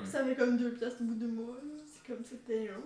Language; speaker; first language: French; native; French